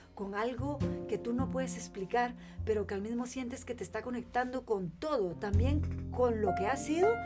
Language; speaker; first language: Spanish; native; Spanish